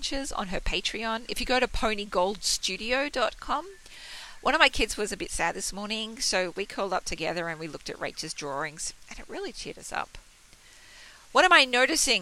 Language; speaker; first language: English; native; English